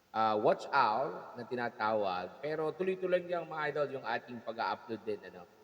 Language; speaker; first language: Filipino; non-native, local second language; Bikol